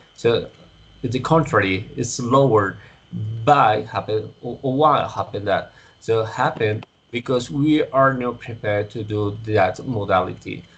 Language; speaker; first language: English; non-native, learner; Spanish